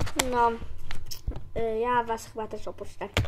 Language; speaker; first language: Polish; native; Polish